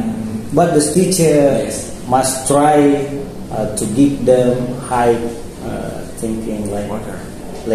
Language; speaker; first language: English; non-native, local second language; Indonesian